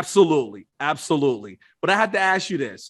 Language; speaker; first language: English; native; English